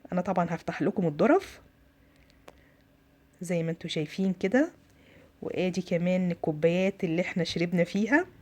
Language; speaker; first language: Arabic; native; Arabic